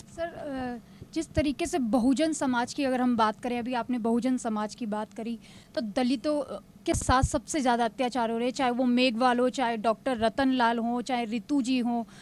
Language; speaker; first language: Hindi; native; Hindi